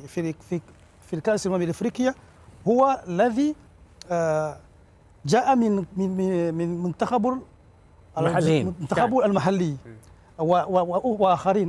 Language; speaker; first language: Arabic; non-native, local second language; Comorian